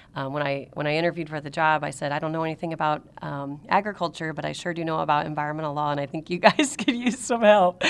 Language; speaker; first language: English; native; English